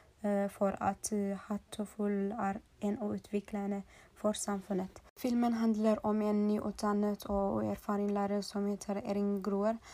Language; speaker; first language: Swedish; non-native, learner; Norwegian